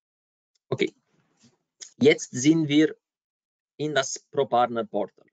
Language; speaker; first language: German; non-native, fluent; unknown